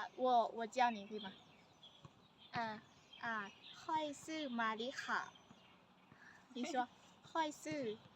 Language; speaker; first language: Chinese; non-native, learner; Lao